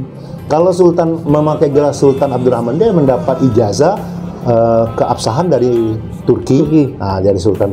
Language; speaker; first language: Indonesian; native; Indonesian